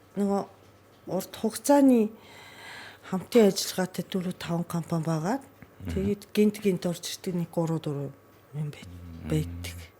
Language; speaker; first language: Mongolian; non-native, fluent; Japanese